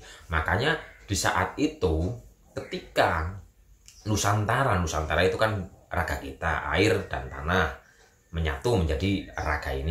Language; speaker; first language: Indonesian; native; Indonesian